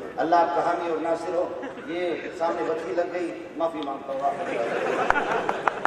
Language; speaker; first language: Urdu; non-native, local second language; Brahui